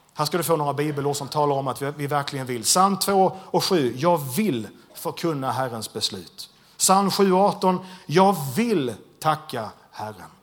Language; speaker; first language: Swedish; native; Swedish